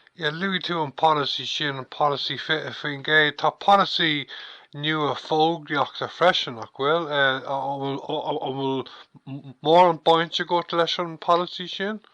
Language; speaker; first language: Irish; non-native, local second language; English